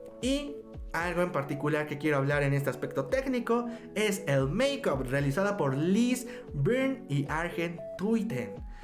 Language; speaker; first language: Spanish; native; Spanish